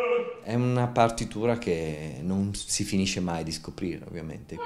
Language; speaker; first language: Italian; native; Italian